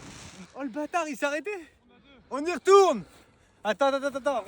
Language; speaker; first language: French; native; French